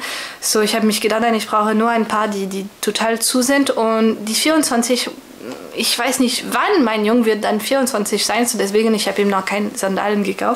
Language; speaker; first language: German; non-native, fluent; French